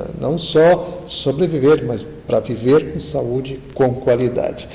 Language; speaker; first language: Portuguese; native; Portuguese